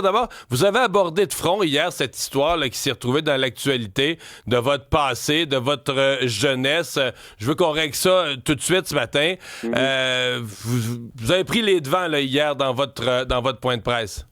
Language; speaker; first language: French; native; French